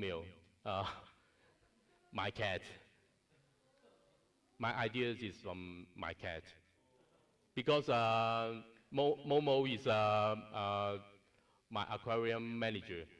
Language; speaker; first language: English; non-native, learner; Cantonese